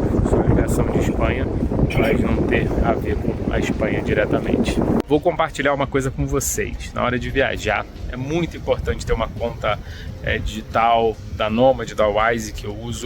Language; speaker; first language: Portuguese; native; Portuguese